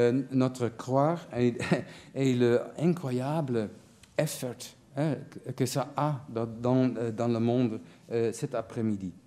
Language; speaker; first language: French; non-native, fluent; Dutch